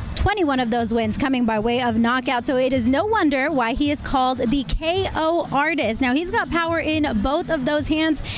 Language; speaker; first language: English; early bilingual, other home language; Spanish